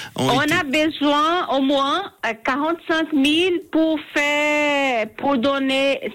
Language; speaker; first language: French; non-native, learner; Portuguese